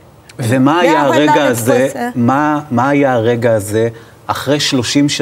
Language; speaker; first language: Hebrew; native; Hebrew